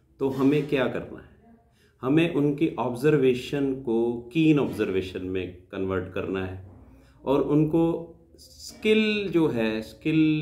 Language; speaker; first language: Hindi; non-native, local second language; Punjabi